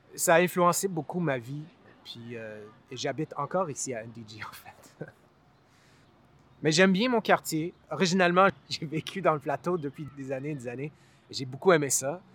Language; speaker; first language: French; non-native, local second language; English